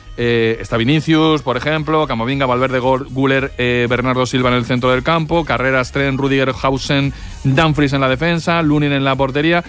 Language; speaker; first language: Spanish; native; Spanish